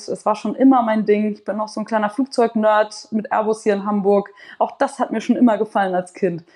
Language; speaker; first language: German; native; German